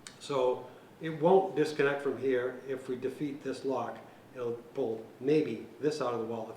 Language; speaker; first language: English; native; English